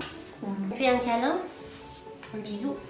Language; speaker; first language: French; native; French